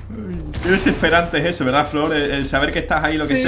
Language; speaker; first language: Spanish; native; Spanish